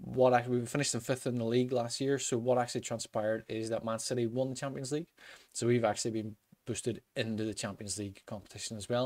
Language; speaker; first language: English; native; English